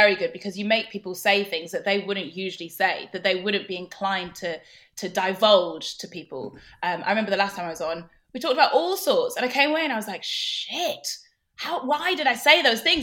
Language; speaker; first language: English; native; English